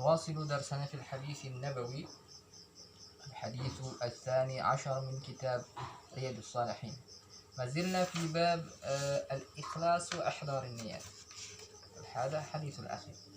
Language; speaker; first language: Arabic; non-native, fluent; Indonesian